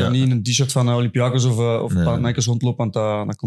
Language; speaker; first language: Dutch; native; Dutch